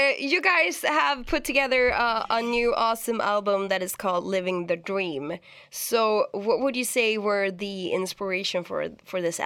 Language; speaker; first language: English; non-native, fluent; Swedish